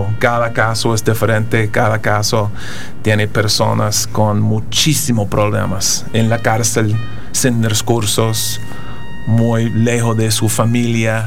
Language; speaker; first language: Spanish; non-native, fluent; English